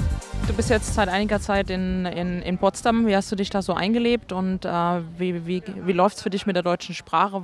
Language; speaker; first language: German; native; German